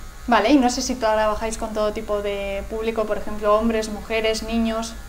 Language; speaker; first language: Spanish; native; Spanish